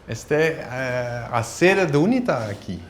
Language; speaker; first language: Portuguese; non-native, learner; Dutch